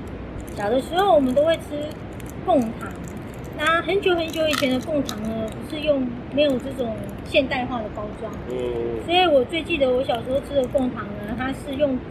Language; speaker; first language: Chinese; native; Chinese